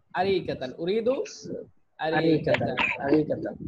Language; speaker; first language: Arabic; non-native, fluent; Bangla